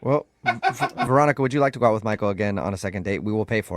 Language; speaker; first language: English; native; English